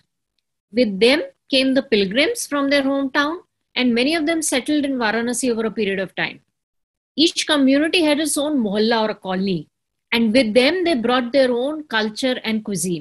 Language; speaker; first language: English; non-native, local second language; Hindi